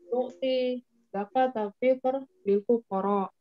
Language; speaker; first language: Arabic; non-native, learner; Indonesian